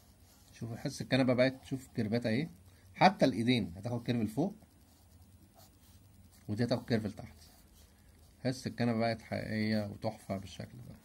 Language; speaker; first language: Arabic; native; Arabic